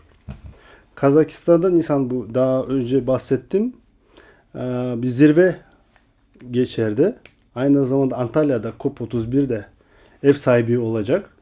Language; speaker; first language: Turkish; non-native, learner; Kazakh